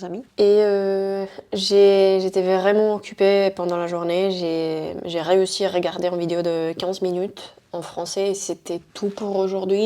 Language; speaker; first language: French; non-native, fluent; Spanish